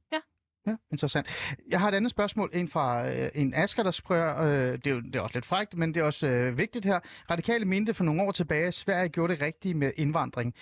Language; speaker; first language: Danish; early bilingual, other home language; Persian